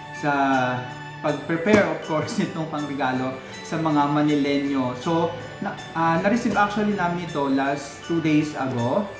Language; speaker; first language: Filipino; native; Filipino